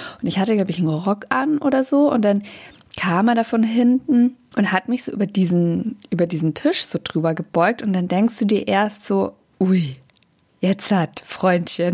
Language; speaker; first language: German; native; German